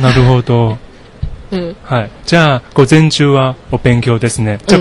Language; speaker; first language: Japanese; non-native, learner; Chinese